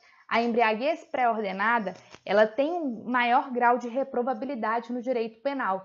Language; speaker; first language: Portuguese; native; Portuguese